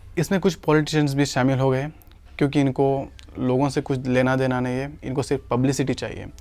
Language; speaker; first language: Hindi; non-native, local second language; Kannada